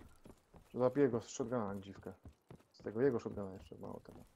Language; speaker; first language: Polish; native; Polish